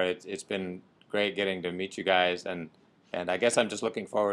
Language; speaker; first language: English; native; English